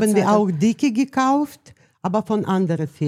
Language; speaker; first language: German; non-native, learner; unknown